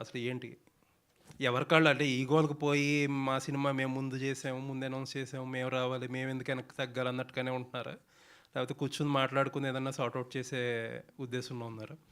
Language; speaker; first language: Telugu; native; Telugu